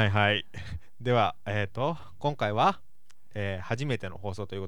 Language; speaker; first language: Japanese; native; Japanese